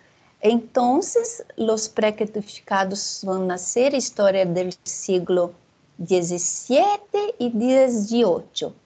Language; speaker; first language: Spanish; non-native, fluent; Portuguese